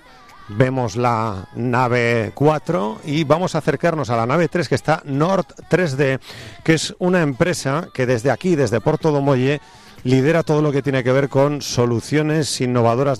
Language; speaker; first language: Spanish; native; Spanish